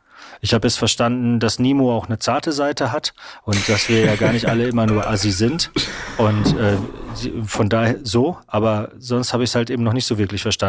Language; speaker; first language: German; native; German